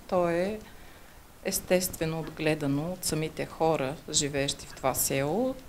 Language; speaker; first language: Bulgarian; native; Bulgarian